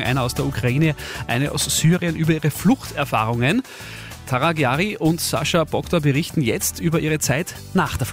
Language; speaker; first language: German; native; German